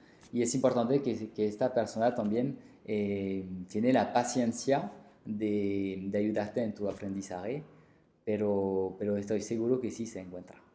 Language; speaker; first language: Spanish; non-native, fluent; French